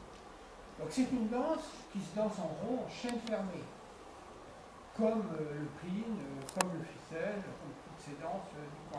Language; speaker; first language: French; native; French